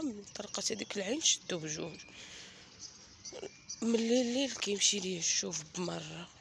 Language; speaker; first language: Arabic; native; Arabic